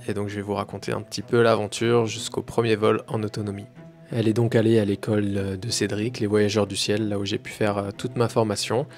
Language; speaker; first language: French; native; French